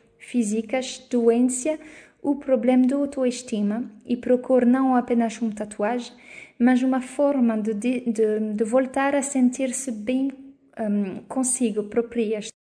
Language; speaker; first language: Portuguese; non-native, fluent; French